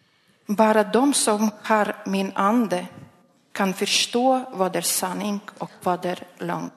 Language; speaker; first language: Swedish; non-native, learner; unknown